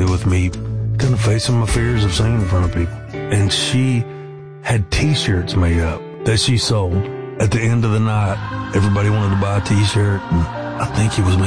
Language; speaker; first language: English; native; English